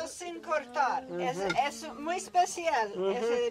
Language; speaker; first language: Spanish; non-native, learner; English